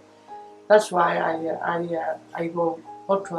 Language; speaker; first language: English; non-native, learner; Vietnamese